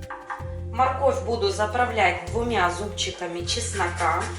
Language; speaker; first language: Russian; native; Russian